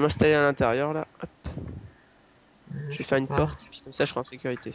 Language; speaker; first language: French; native; French